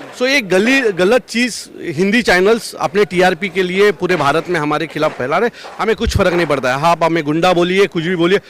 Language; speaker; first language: Hindi; non-native, local second language; Marathi